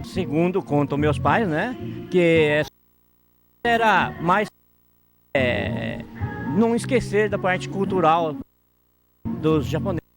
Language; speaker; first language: Portuguese; early bilingual, other home language; Japanese